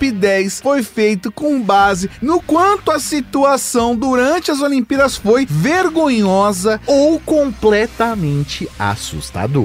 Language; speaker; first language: Portuguese; native; Portuguese